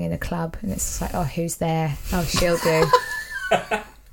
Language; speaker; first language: English; native; English